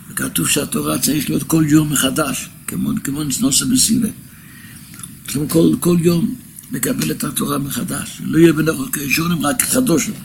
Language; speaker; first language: Hebrew; non-native, local second language; Yiddish